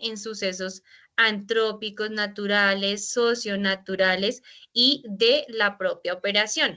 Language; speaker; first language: Spanish; native; Spanish